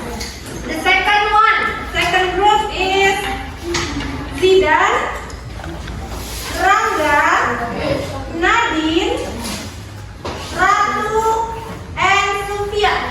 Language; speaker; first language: English; non-native, learner; Indonesian